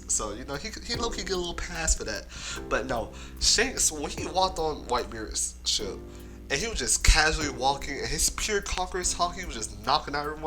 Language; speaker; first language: English; native; English